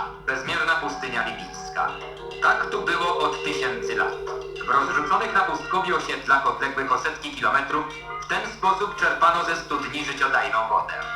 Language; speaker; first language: Polish; native; Polish